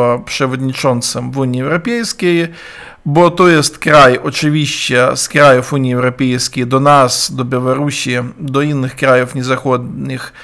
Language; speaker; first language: Polish; non-native, learner; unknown